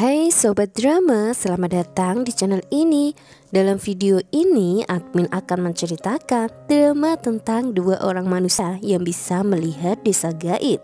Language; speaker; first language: Indonesian; native; Indonesian